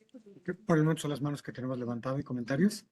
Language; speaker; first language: Spanish; native; Spanish